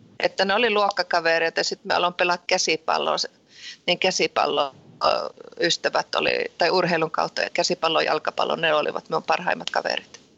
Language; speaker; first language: Finnish; early bilingual, heritage; Finnish